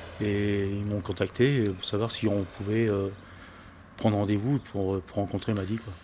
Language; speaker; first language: French; native; French